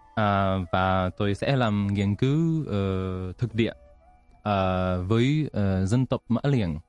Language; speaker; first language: Vietnamese; non-native, learner; Catalan